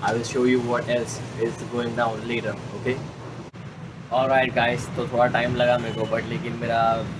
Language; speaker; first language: Hindi; native; Hindi